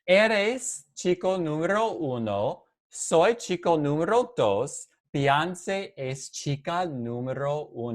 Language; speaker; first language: Spanish; non-native, fluent; English